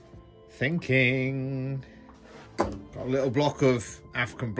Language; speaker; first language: English; native; English